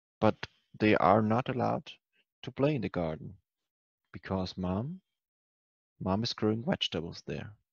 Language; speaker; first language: English; non-native, fluent; German